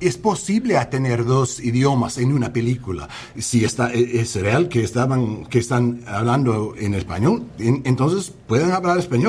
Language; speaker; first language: Spanish; non-native, learner; English